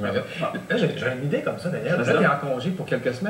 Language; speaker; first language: French; native; French